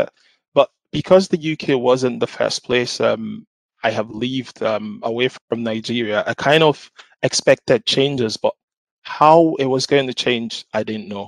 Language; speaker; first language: English; non-native, local second language; Igbo